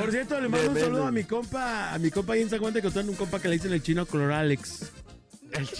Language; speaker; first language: Spanish; native; Spanish